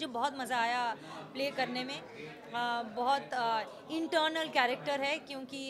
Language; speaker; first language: Hindi; non-native, local second language; Bangla